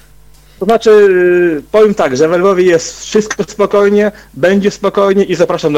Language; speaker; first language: Polish; non-native, fluent; Ukrainian